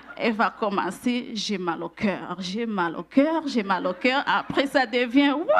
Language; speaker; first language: French; non-native, local second language; Rundi